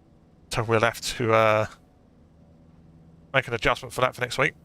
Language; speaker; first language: English; native; English